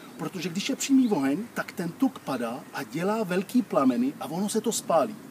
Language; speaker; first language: Czech; non-native, fluent; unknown